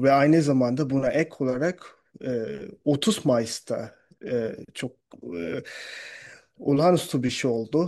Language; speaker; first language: Turkish; non-native, fluent; Urdu